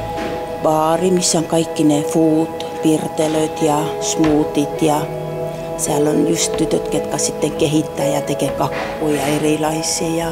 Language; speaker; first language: Finnish; non-native, fluent; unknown